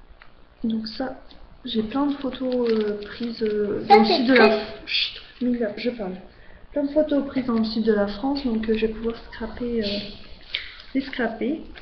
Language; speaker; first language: French; native; French